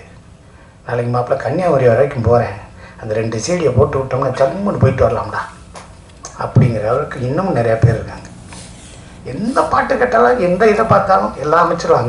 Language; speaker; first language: Tamil; native; Tamil